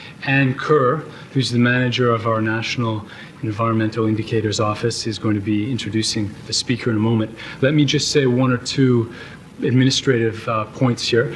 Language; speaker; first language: English; native; English